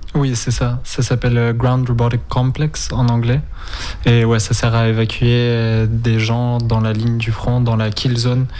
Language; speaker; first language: French; non-native, fluent; Spanish